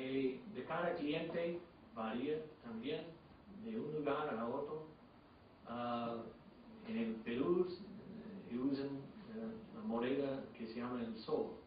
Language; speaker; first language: Spanish; non-native, fluent; English